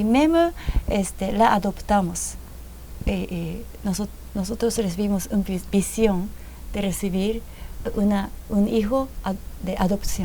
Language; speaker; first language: Spanish; non-native, fluent; Japanese